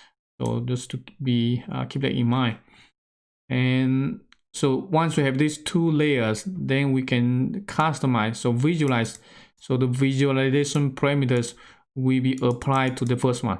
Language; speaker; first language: English; non-native, fluent; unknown